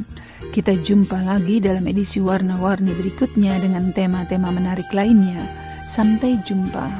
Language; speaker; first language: Indonesian; native; Indonesian